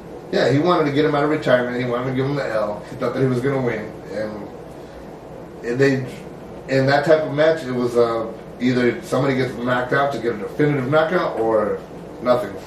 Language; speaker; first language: English; early bilingual, other home language; Spanish